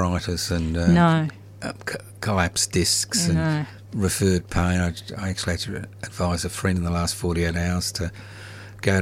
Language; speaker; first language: English; non-native, local second language; Italian